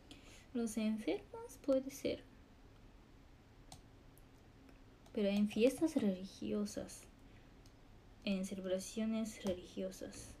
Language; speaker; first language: Spanish; non-native, learner; Japanese